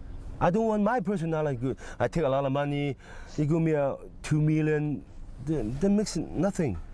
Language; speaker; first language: English; non-native, fluent; Cantonese